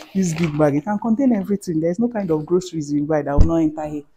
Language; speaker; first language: English; non-native, local second language; Hausa